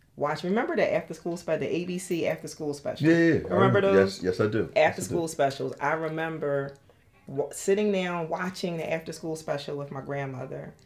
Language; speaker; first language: English; native; English